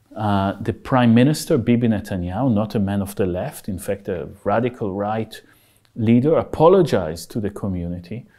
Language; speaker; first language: English; non-native, fluent; Hebrew